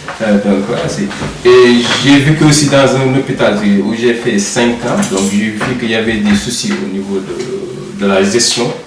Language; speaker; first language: French; non-native, local second language; Wolof